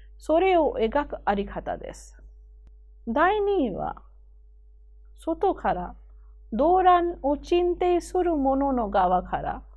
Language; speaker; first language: Japanese; non-native, fluent; Hindi